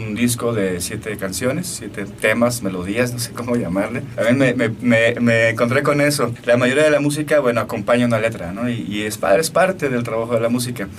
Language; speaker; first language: Spanish; native; Spanish